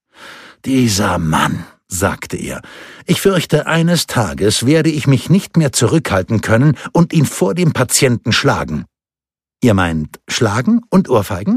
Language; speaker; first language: German; native; German